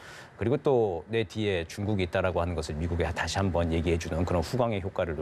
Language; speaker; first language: Korean; native; Korean